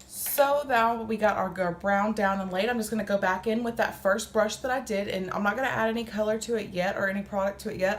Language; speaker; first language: English; native; English